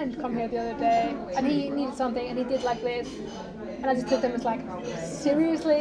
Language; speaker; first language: English; non-native, fluent; Icelandic